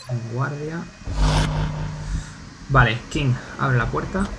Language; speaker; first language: Spanish; native; Spanish